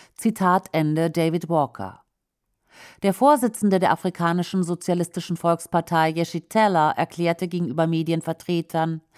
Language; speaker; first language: German; native; German